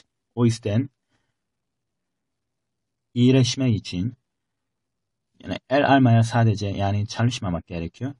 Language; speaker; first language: Turkish; non-native, fluent; Korean